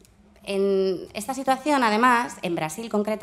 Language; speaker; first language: Spanish; native; Spanish